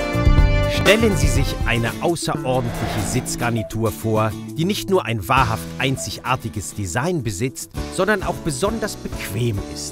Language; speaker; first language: German; native; German